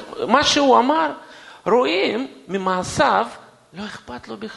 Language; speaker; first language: Hebrew; non-native, fluent; Russian